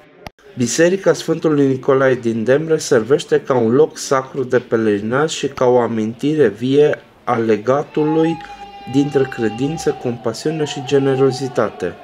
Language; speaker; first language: Romanian; native; Romanian